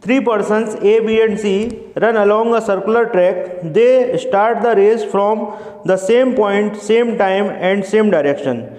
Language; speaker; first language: English; non-native, local second language; Hindi